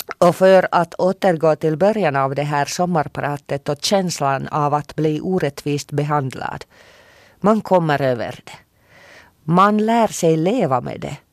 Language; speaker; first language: Swedish; non-native, local second language; Finnish